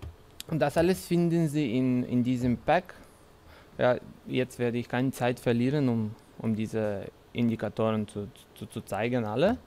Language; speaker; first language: German; non-native, fluent; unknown